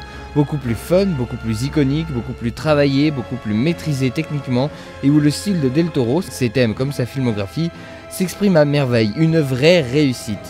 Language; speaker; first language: French; native; French